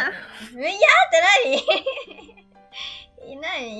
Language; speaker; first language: Japanese; non-native, learner; Thai